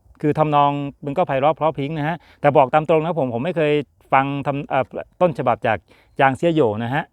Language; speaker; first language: Thai; native; Thai